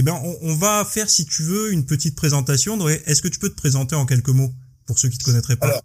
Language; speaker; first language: French; native; French